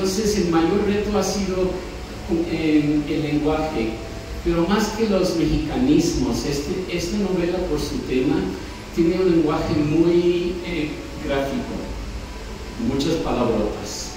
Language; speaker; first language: Spanish; non-native, fluent; English